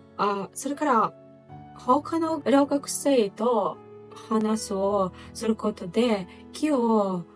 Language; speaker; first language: Japanese; non-native, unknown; Ukrainian